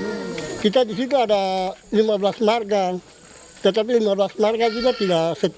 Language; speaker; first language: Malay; non-native, local second language; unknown